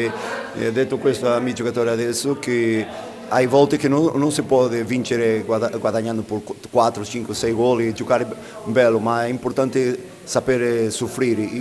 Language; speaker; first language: Italian; non-native, fluent; Portuguese